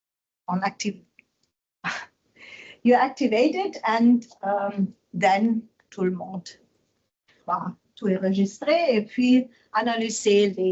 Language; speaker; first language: French; non-native, learner; German